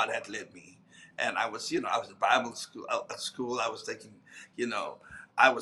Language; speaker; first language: English; non-native, local second language; Afrikaans